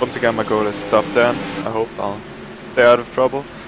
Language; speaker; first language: English; non-native, fluent; Dutch